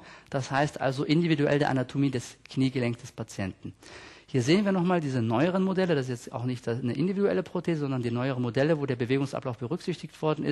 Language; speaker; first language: German; native; German